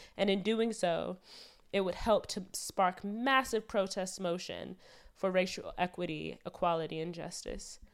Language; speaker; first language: English; native; English